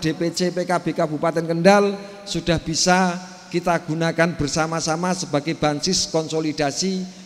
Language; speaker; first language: Indonesian; native; Indonesian